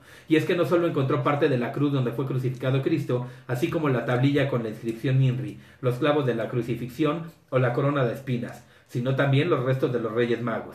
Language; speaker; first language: Spanish; native; Spanish